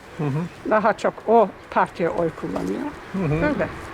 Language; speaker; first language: Turkish; early bilingual, heritage; Turkish